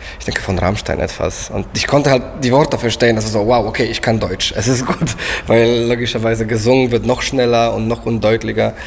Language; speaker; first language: German; non-native, fluent; Polish